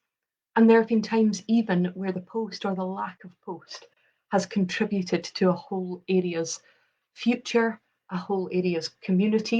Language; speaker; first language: English; native; English